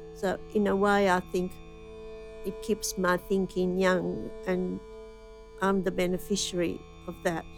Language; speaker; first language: English; non-native, fluent; Italian